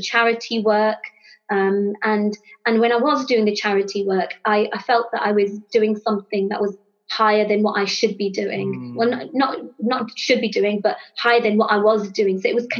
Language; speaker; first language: English; native; English